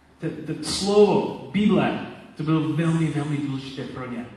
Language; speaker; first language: Czech; non-native, learner; Polish